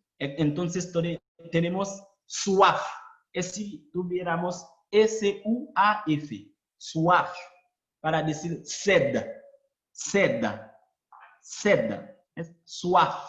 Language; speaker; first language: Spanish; non-native, fluent; Haitian Creole